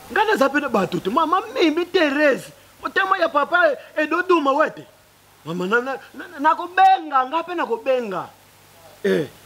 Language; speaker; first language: Lingala; non-native, local second language; Kongo